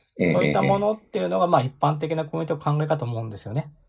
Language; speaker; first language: Japanese; native; Japanese